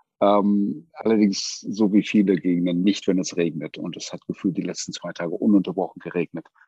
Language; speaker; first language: German; non-native, fluent; English